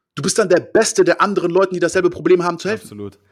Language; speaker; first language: German; early bilingual, other home language; French